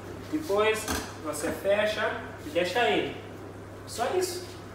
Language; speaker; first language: Portuguese; non-native, learner; Xhosa